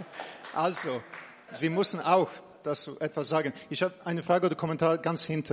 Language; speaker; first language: German; non-native, fluent; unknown